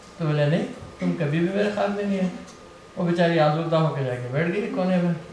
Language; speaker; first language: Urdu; native; Urdu